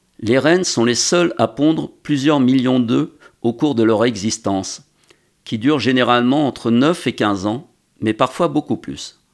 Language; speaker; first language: French; native; French